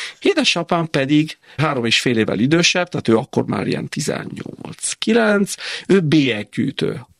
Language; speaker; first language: Hungarian; early bilingual, heritage; Italian